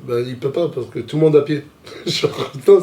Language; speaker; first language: French; native; French